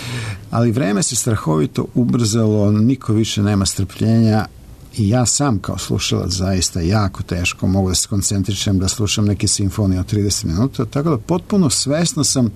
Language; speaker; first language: Serbian; native; Serbian